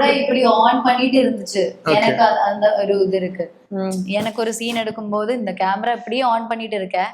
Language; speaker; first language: Tamil; non-native, learner; Malayalam